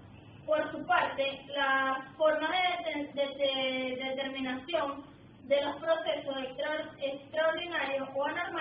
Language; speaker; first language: Spanish; native; Spanish